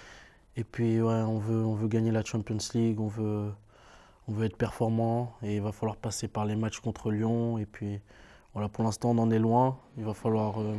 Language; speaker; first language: French; native; French